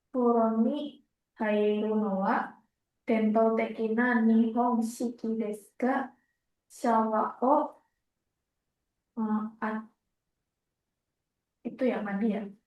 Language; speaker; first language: Japanese; non-native, learner; Indonesian